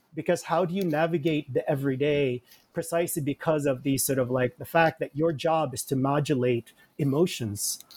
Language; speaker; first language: English; native; English